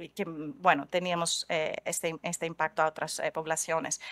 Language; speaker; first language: Spanish; non-native, fluent; Greek